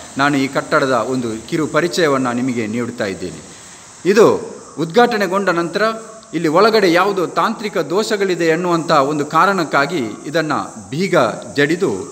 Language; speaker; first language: Kannada; non-native, local second language; Tulu